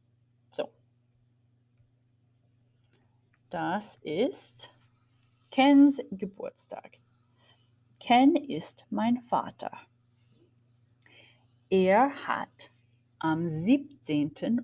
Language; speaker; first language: German; non-native, fluent; English